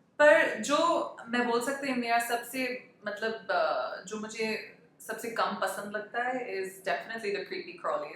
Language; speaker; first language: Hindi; non-native, local second language; English